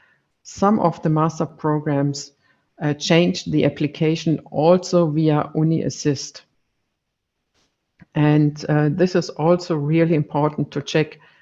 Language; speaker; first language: English; non-native, fluent; German